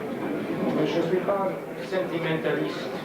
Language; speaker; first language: French; non-native, learner; English